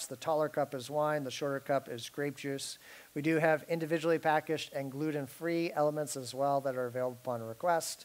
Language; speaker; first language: English; native; English